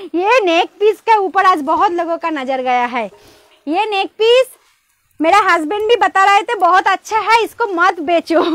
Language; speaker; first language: Hindi; non-native, local second language; Bangla